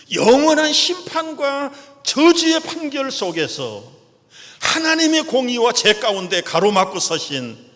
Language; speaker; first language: Korean; native; Korean